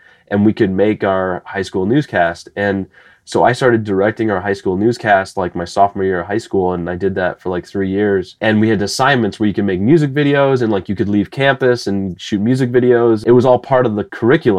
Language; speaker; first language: English; native; English